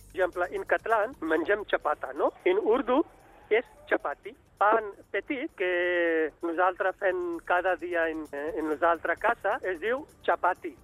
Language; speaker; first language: Catalan; non-native, learner; Urdu